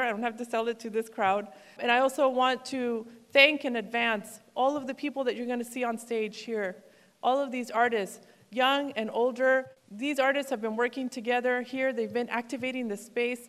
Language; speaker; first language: English; early bilingual, other home language; Spanish